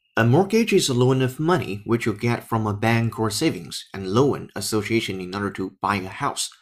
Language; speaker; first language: English; non-native, fluent; Chinese